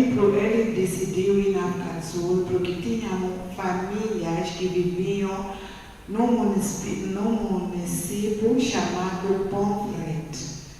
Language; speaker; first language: Portuguese; non-native, learner; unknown